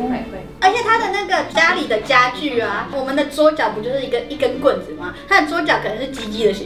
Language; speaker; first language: Chinese; native; Chinese